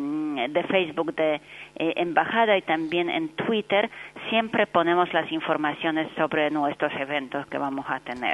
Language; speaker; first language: Spanish; non-native, fluent; Polish